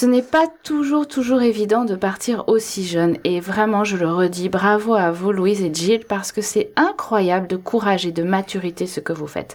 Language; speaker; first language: French; native; French